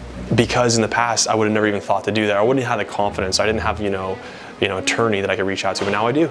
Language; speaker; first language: English; native; English